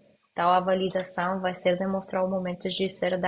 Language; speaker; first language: Portuguese; non-native, learner; Spanish